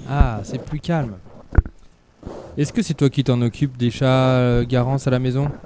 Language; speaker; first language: French; native; French